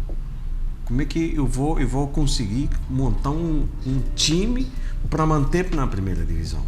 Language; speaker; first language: Portuguese; non-native, fluent; Arabic